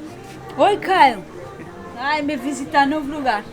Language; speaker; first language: Portuguese; non-native, learner; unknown